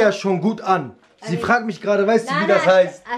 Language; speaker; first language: German; early bilingual, other home language; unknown